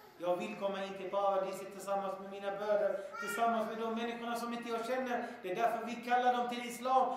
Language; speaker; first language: Swedish; early bilingual, other home language; Arabic